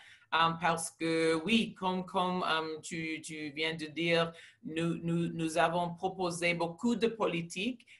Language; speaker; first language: French; non-native, local second language; English